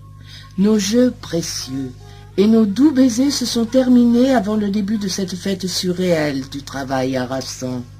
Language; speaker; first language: French; native; French